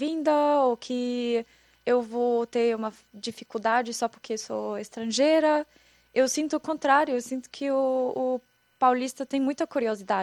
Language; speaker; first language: Portuguese; non-native, fluent; German